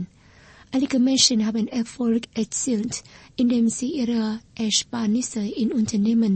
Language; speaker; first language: German; non-native, fluent; Vietnamese